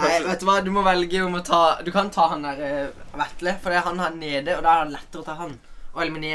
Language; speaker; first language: Norwegian; native; Norwegian